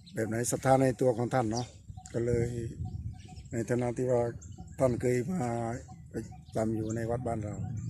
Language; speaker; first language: Thai; native; Thai